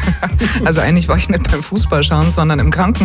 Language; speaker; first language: German; native; German